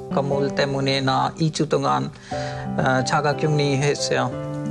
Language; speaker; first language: Korean; non-native, learner; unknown